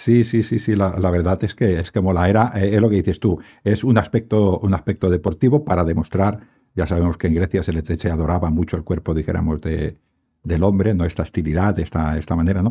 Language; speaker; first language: Spanish; native; Spanish